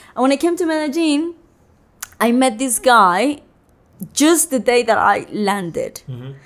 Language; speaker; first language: English; non-native, fluent; Spanish